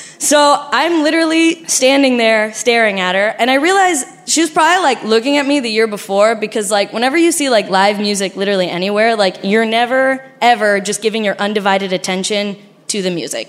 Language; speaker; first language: English; non-native, fluent; Spanish